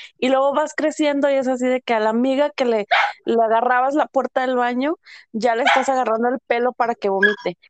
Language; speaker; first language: Spanish; early bilingual, heritage; Spanish